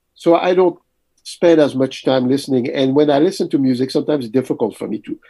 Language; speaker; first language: English; early bilingual, other home language; French